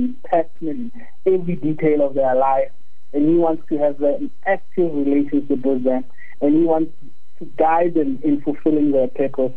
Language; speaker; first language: English; non-native, local second language; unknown